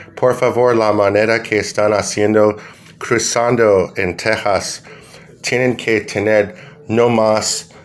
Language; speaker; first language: Spanish; non-native, learner; English